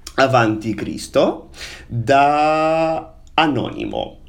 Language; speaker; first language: Italian; non-native, fluent; Portuguese